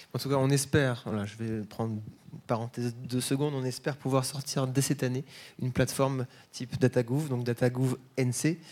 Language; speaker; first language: French; native; French